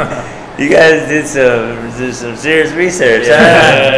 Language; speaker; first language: English; native; English